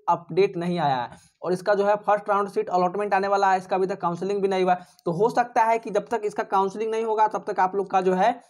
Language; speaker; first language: Hindi; native; Hindi